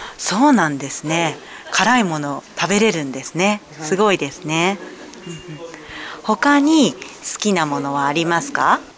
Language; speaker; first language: Japanese; native; Japanese